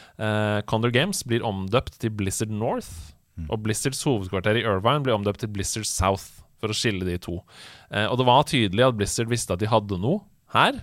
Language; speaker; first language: Norwegian; native; Norwegian